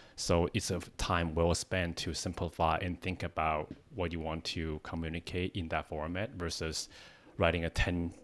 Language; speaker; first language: English; non-native, fluent; Chinese